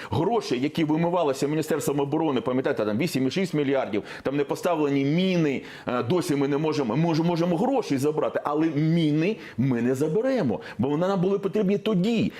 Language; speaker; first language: Ukrainian; non-native, local second language; Russian